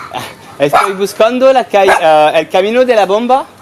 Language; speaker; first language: Spanish; non-native, learner; French